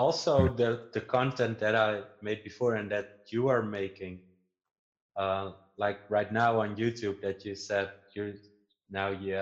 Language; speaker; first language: English; non-native, fluent; Dutch